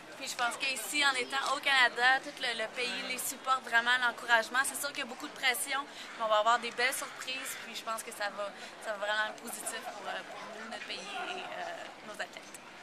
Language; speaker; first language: French; native; French